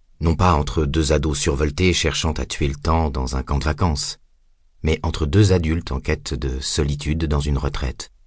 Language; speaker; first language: French; native; French